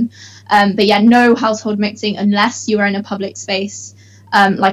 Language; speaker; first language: English; native; English